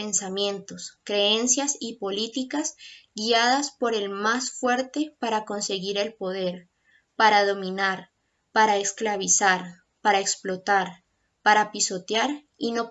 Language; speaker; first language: Spanish; native; Spanish